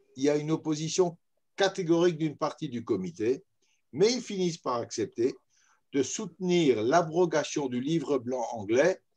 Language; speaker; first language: French; native; French